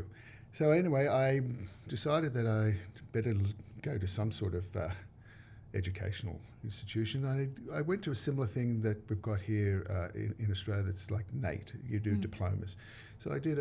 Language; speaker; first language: English; native; English